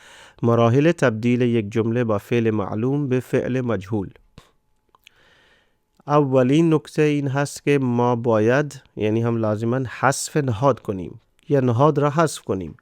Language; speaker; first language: Persian; non-native, fluent; Urdu